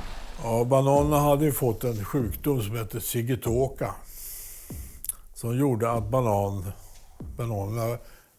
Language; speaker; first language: Swedish; native; Swedish